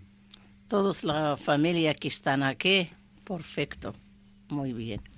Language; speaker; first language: Spanish; non-native, learner; Arabic